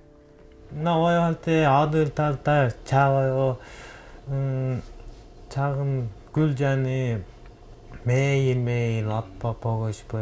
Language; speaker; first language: Korean; non-native, learner; Kyrgyz